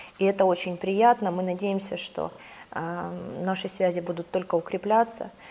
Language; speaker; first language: Russian; native; Russian